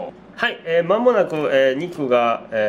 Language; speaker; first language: Japanese; native; Japanese